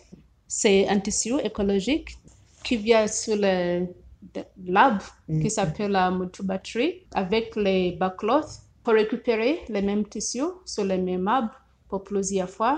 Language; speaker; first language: French; non-native, learner; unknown